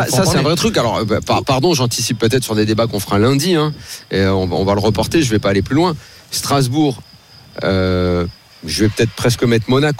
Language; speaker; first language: French; native; French